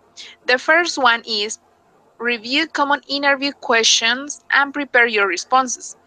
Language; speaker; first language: English; non-native, fluent; Spanish